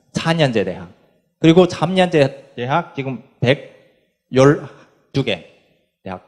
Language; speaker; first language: Korean; non-native, fluent; Chinese